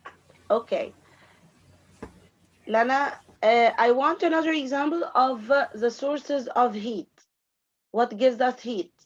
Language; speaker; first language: English; non-native, fluent; Arabic